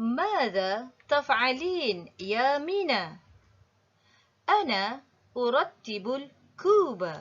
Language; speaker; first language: Arabic; non-native, learner; Malay